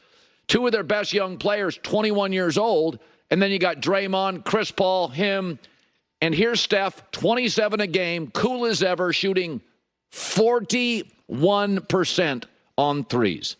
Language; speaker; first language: English; native; English